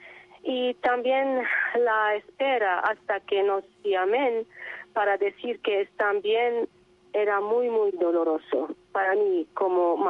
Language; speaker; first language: Spanish; non-native, learner; Arabic